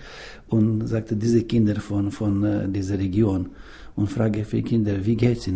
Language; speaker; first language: German; non-native, learner; Ukrainian